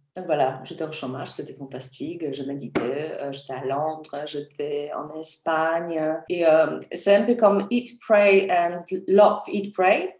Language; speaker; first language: French; non-native, fluent; Polish